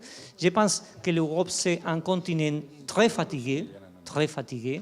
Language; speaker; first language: French; non-native, fluent; Spanish